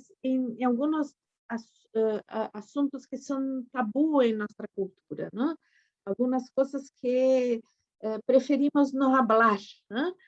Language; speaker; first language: Spanish; non-native, fluent; Portuguese